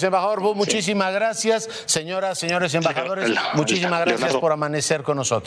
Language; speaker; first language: Spanish; native; Spanish